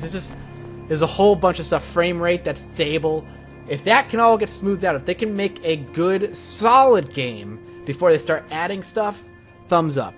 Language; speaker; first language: English; native; English